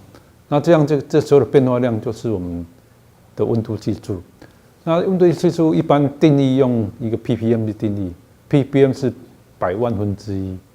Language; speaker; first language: Chinese; native; Chinese